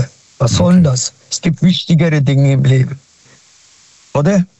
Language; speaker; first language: German; non-native, fluent; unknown